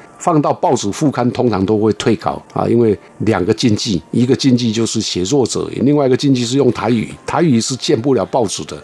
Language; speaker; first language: Chinese; non-native, local second language; Min Nan Chinese